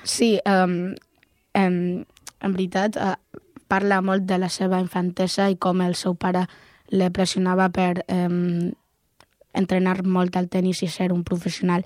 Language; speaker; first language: Catalan; non-native, local second language; Spanish